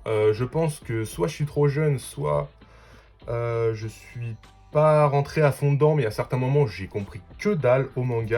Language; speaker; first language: French; native; French